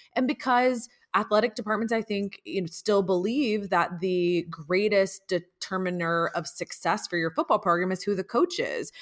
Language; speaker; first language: English; native; English